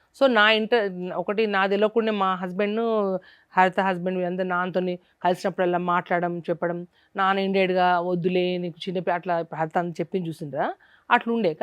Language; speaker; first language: Telugu; non-native, local second language; Lambadi